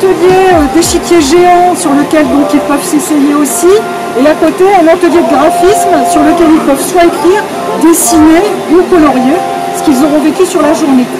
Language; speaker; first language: French; native; French